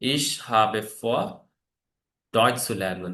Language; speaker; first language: German; non-native, fluent; Hindi